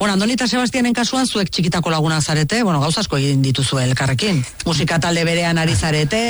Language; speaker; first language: Basque; native; Basque